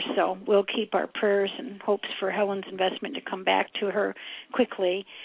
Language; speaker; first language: English; native; English